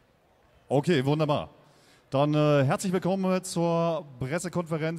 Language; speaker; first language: German; native; German